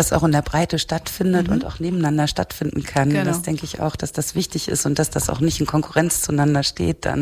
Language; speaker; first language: German; native; German